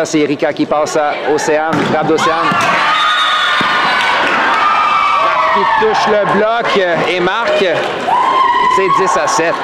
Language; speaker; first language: French; native; French